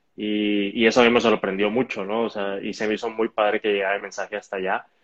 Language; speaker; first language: Spanish; native; Spanish